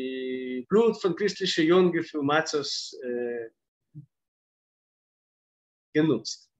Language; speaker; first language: German; non-native, fluent; Russian